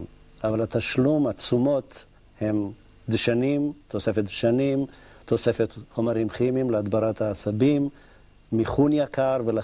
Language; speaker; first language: Hebrew; native; Hebrew